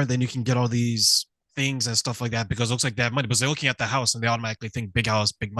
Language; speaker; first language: English; native; English